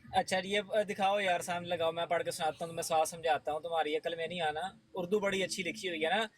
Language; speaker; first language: Urdu; native; Urdu